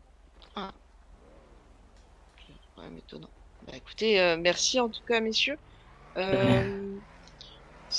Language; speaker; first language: French; native; French